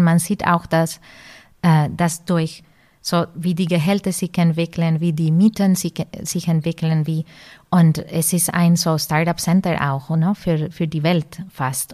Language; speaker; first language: German; non-native, fluent; Spanish